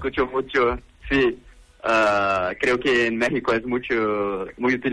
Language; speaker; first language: Spanish; non-native, learner; Portuguese